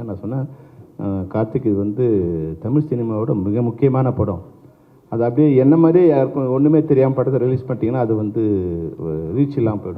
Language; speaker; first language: Tamil; native; Tamil